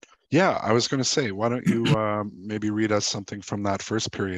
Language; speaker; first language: English; native; English